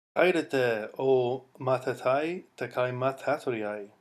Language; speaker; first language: Greek; non-native, fluent; English